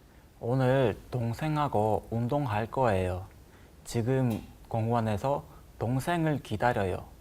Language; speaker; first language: Korean; non-native, learner; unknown